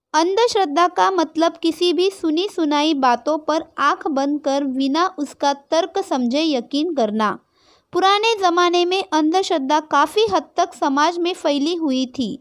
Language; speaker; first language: Hindi; non-native, local second language; Marathi